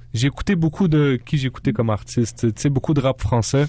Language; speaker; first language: French; early bilingual, other home language; Arabic